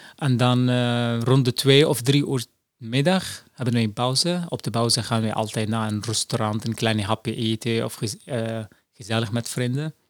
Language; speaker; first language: Dutch; non-native, fluent; Arabic